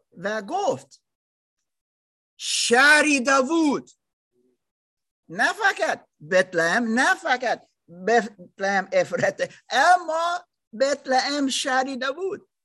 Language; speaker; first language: Persian; non-native, learner; German